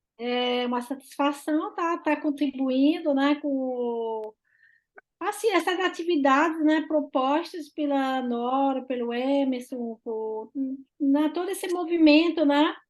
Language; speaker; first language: Portuguese; non-native, fluent; French